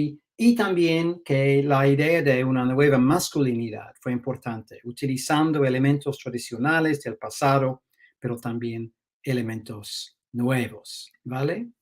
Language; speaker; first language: Spanish; non-native, fluent; English